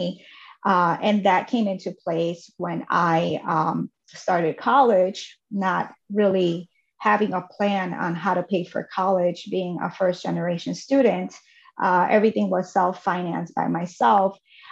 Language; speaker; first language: English; native; English